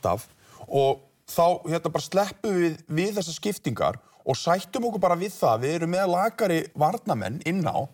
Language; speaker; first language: Icelandic; native; Icelandic